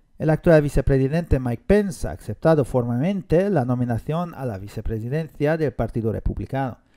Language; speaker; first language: Spanish; non-native, fluent; Hungarian